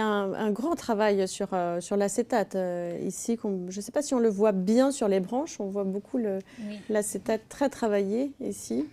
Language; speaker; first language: French; native; French